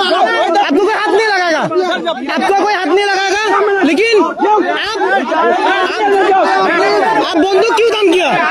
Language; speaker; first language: Hindi; non-native, learner; Bangla